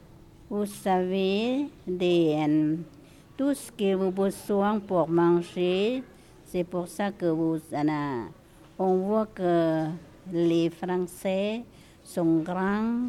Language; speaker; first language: French; non-native, learner; Lao